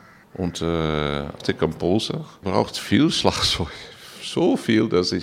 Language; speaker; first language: German; non-native, learner; Dutch